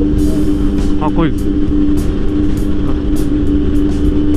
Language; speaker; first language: Japanese; native; Japanese